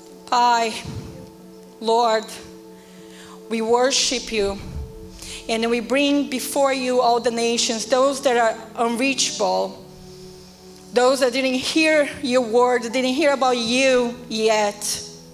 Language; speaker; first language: English; non-native, fluent; Portuguese